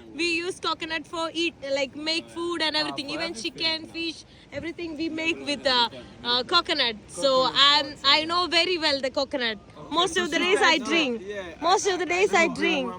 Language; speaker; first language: English; non-native, local second language; Malayalam